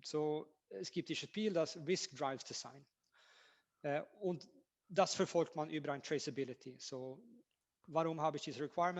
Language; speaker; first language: German; non-native, fluent; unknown